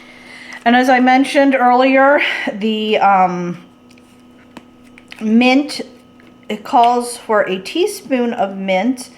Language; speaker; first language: English; native; English